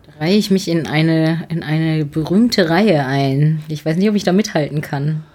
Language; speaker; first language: German; native; German